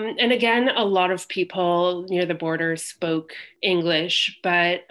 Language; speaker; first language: English; native; English